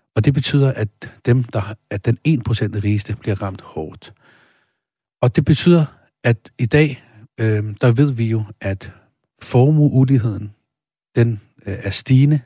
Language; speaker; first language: Danish; early bilingual, other home language; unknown